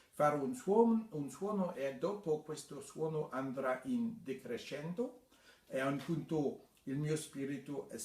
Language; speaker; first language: Italian; non-native, fluent; French